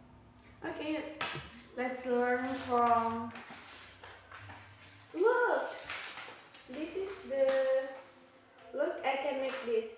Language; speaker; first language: English; non-native, learner; Indonesian